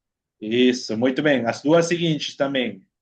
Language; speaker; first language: Portuguese; non-native, fluent; Spanish